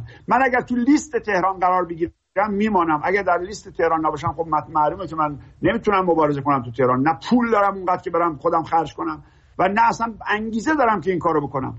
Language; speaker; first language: Persian; native; Persian